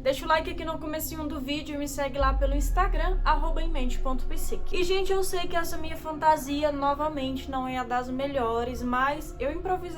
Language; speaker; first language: Portuguese; native; Portuguese